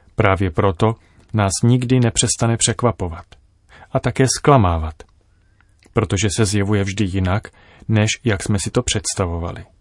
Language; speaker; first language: Czech; native; Czech